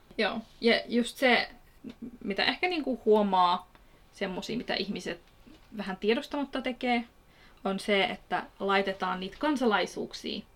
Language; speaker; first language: Finnish; early bilingual, other home language; Kurdish